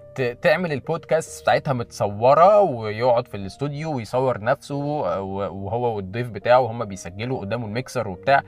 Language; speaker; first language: Arabic; native; Arabic